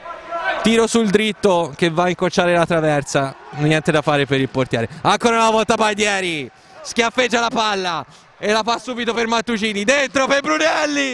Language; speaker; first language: Italian; native; Italian